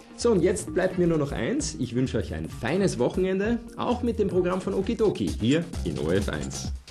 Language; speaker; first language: German; native; German